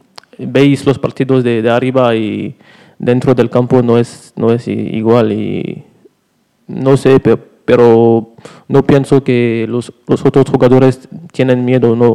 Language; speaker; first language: Spanish; non-native, learner; French